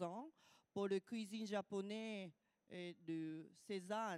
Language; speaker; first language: French; non-native, learner; Japanese